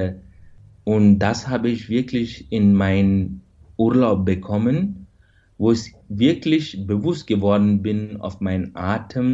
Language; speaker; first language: German; non-native, fluent; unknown